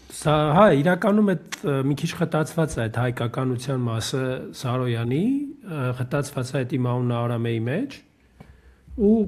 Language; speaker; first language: Armenian; native; Armenian